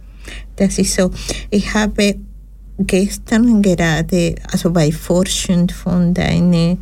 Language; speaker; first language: German; non-native, fluent; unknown